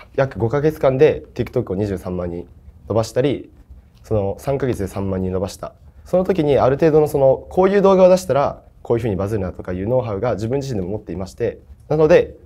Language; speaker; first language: Japanese; native; Japanese